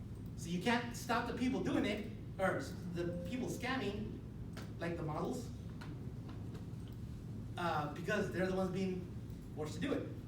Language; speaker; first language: English; non-native, fluent; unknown